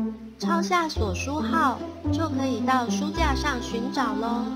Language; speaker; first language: Chinese; native; Chinese